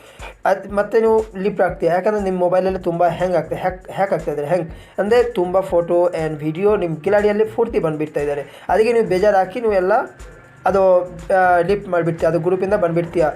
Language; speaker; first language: Kannada; non-native, local second language; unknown